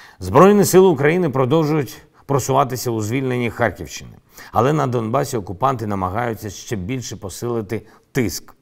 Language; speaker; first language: Ukrainian; non-native, local second language; Russian